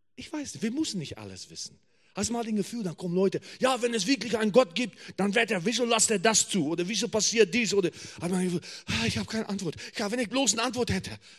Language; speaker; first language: German; non-native, fluent; English